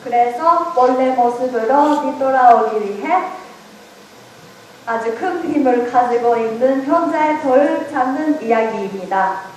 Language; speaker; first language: Korean; non-native, learner; Japanese